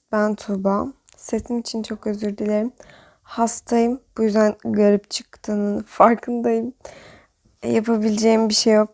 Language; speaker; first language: Turkish; native; Turkish